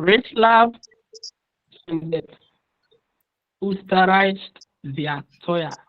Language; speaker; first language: German; non-native, learner; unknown